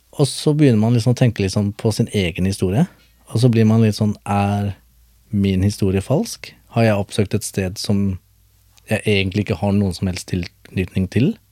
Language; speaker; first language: Norwegian; early bilingual, other home language; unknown